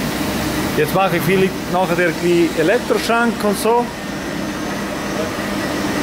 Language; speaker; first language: German; non-native, learner; Dutch